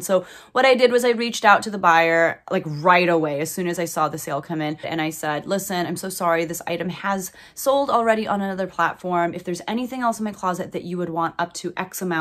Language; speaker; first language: English; native; English